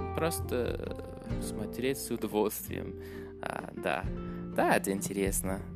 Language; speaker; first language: Russian; non-native, fluent; English